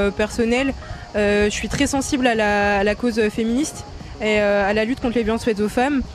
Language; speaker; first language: French; native; French